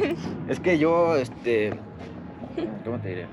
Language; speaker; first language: Spanish; native; Spanish